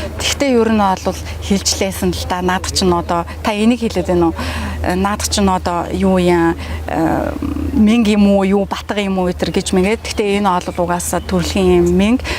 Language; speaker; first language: Mongolian; early bilingual, heritage; Mongolian